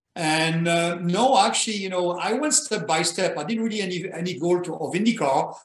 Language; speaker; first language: English; non-native, fluent; French